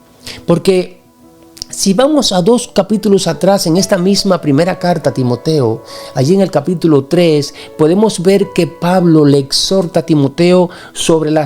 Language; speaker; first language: Spanish; native; Spanish